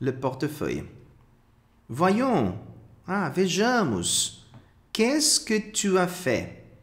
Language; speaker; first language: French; non-native, fluent; Portuguese